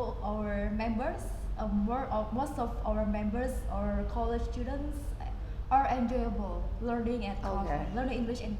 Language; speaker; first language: English; non-native, learner; Indonesian